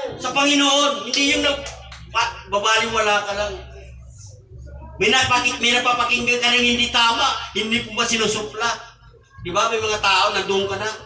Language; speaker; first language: Filipino; native; Filipino